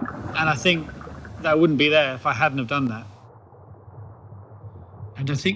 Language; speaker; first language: English; native; English